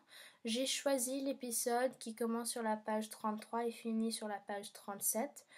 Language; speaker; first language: French; non-native, learner; English